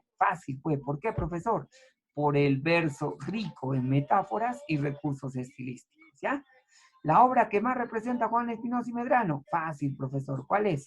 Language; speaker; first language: Spanish; native; Spanish